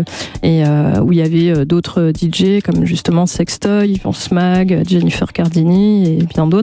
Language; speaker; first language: French; native; French